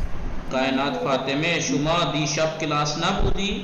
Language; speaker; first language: Persian; non-native, fluent; Urdu